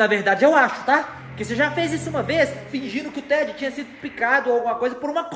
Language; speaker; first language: Portuguese; native; Portuguese